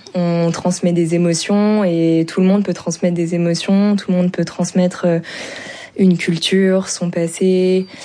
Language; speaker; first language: French; native; French